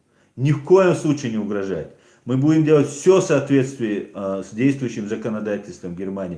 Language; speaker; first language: Russian; non-native, local second language; Chechen